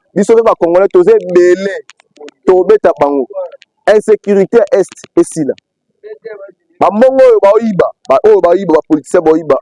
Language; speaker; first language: Lingala; native; Lingala